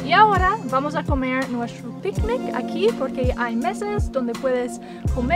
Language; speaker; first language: Spanish; non-native, fluent; English